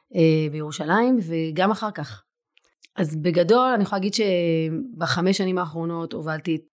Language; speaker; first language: Hebrew; native; Hebrew